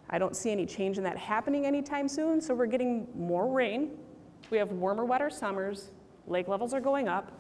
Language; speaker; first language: English; native; English